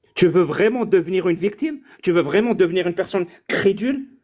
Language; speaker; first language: French; non-native, local second language; Arabic